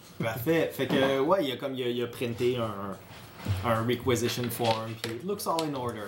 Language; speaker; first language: French; native; French